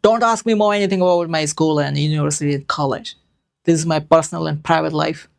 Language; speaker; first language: English; non-native, local second language; Gujarati